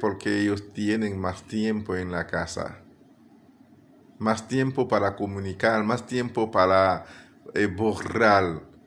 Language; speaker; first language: Spanish; non-native, fluent; Haitian Creole